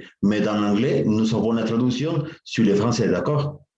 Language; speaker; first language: French; non-native, learner; Spanish